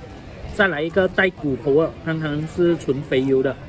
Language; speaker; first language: Chinese; native; Chinese